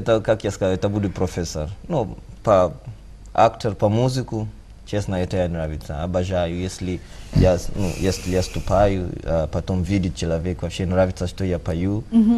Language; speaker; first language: Russian; non-native, learner; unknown